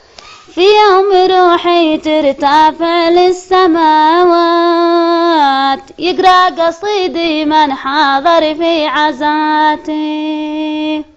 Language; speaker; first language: Arabic; native; Arabic